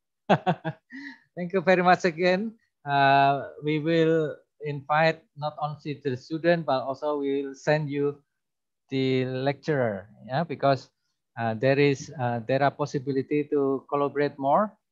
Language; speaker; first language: English; non-native, fluent; Indonesian